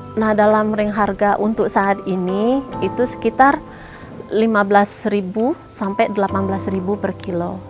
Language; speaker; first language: Indonesian; non-native, local second language; Minangkabau